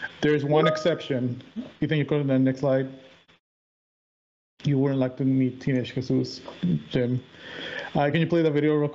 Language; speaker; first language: English; native; English